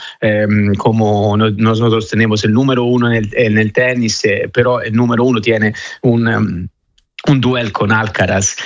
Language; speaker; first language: Spanish; non-native, fluent; Italian